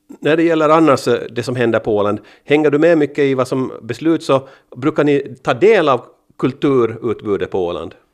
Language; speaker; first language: Swedish; native; Swedish